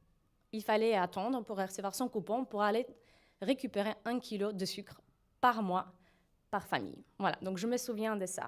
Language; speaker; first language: French; non-native, fluent; Polish